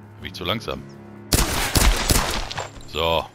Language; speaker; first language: German; native; German